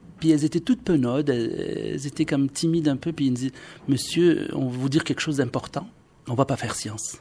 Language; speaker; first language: French; non-native, local second language; Arabic